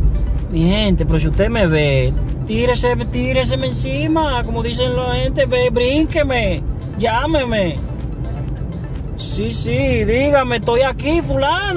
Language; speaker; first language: Spanish; native; Spanish